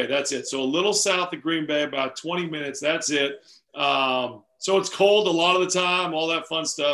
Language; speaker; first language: English; native; English